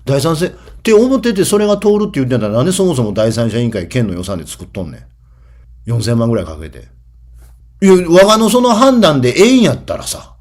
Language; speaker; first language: Japanese; native; Japanese